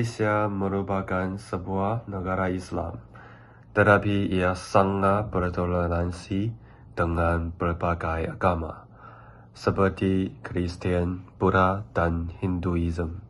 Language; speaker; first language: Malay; non-native, learner; Chinese